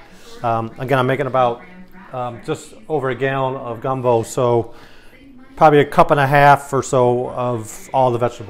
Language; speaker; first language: English; native; English